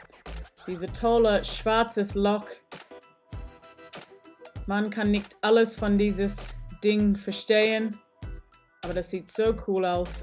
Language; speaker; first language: German; non-native, learner; English